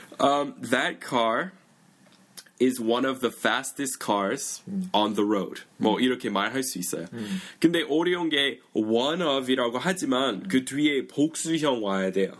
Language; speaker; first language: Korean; non-native, fluent; English